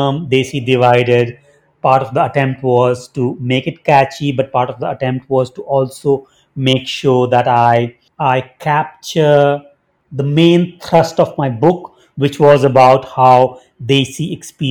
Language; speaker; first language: English; non-native, local second language; Hindi